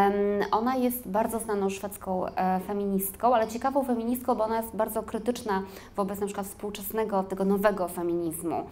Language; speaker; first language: Polish; native; Polish